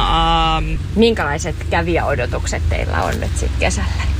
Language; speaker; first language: Finnish; native; Finnish